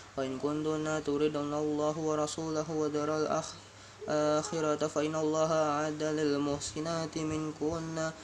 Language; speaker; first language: Arabic; non-native, learner; Indonesian